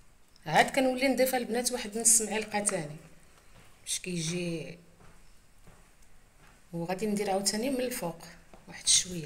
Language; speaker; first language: Arabic; native; Arabic